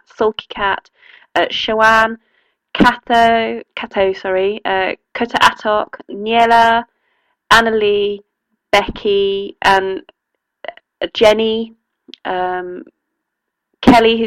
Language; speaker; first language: English; native; English